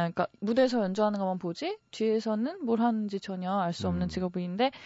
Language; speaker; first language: Korean; native; Korean